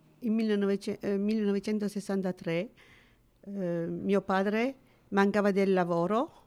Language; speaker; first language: Italian; early bilingual, heritage; Italian